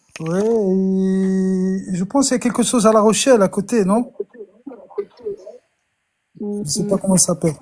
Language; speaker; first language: French; non-native, fluent; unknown